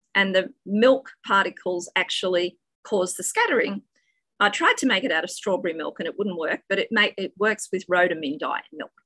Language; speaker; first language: English; native; English